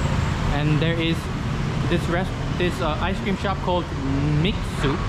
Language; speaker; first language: English; non-native, fluent; Korean